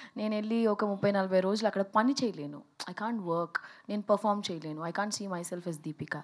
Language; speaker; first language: Telugu; early bilingual, heritage; Telugu